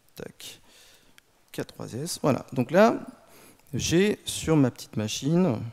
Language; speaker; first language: French; native; French